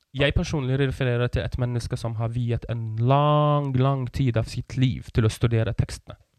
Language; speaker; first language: Norwegian; non-native, fluent; Kurdish